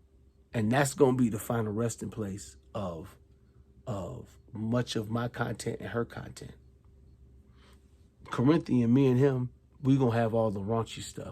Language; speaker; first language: English; native; English